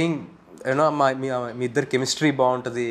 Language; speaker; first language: Telugu; native; Telugu